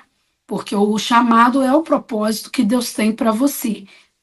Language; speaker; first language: Portuguese; native; Portuguese